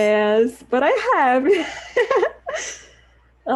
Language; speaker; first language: English; non-native, learner; Portuguese